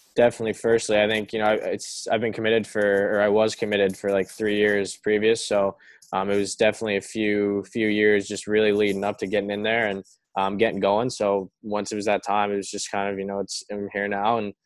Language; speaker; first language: English; native; English